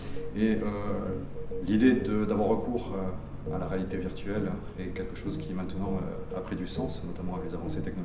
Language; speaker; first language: French; native; French